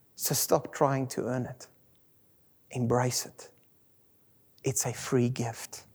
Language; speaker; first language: English; non-native, local second language; Afrikaans